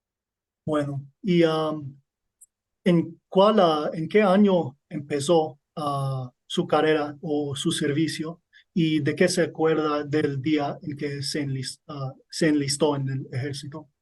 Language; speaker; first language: Spanish; non-native, learner; English